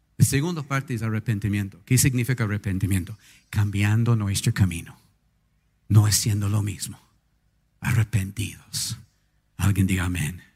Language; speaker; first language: Spanish; non-native, fluent; English